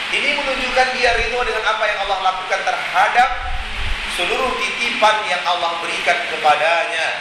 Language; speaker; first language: Indonesian; non-native, local second language; Minangkabau